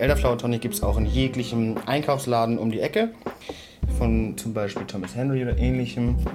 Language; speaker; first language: German; native; German